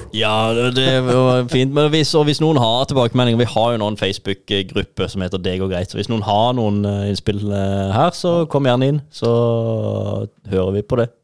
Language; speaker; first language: Norwegian; native; Norwegian